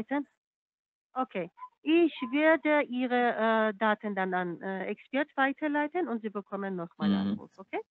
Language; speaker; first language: German; non-native, fluent; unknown